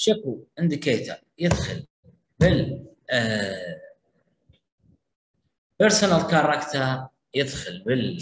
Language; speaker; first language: Arabic; native; Arabic